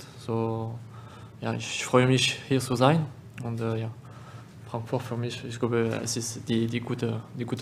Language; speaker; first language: German; non-native, learner; French